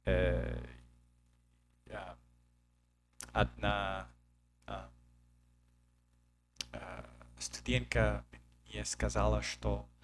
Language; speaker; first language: Russian; non-native, learner; English